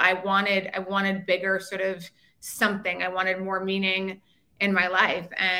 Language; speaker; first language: English; native; English